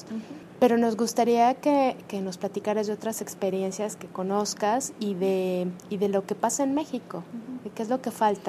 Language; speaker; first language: Spanish; native; Spanish